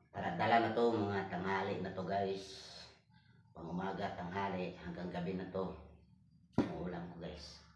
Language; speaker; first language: Filipino; non-native, local second language; Cebuano